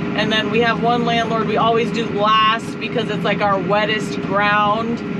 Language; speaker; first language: English; native; English